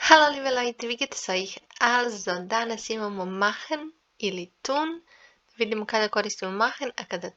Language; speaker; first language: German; non-native, fluent; Serbian